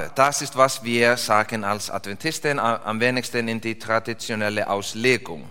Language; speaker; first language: German; non-native, learner; English